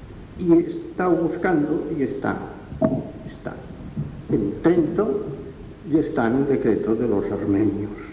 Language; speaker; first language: Spanish; non-native, local second language; Catalan